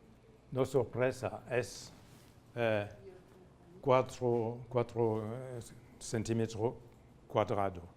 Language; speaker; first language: Spanish; non-native, fluent; French